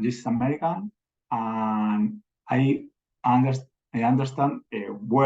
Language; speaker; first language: English; non-native, learner; Spanish